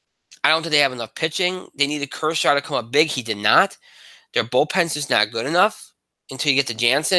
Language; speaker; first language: English; native; English